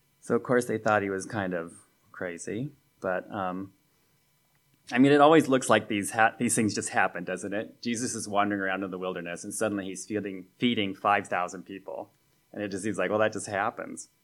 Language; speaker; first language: English; native; English